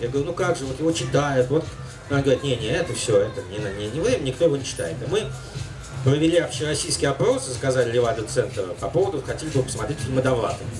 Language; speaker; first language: Russian; native; Russian